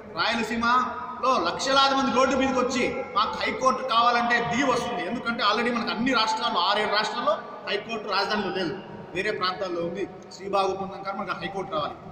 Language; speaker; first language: Telugu; native; Telugu